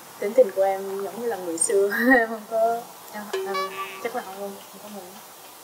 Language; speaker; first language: Vietnamese; early bilingual, heritage; Vietnamese